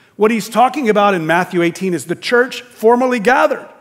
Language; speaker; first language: English; native; English